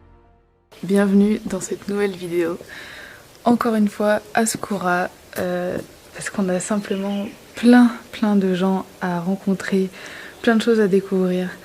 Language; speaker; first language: French; native; French